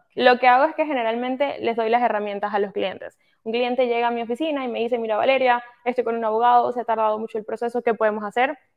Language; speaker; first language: Spanish; native; Spanish